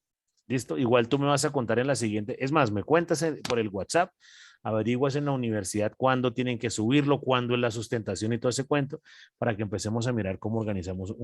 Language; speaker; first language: Spanish; native; Spanish